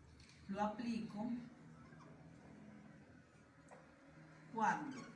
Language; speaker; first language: Spanish; native; Spanish